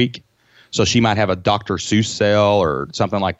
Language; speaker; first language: English; native; English